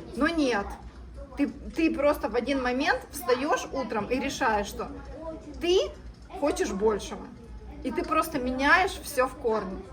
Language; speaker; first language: Russian; native; Russian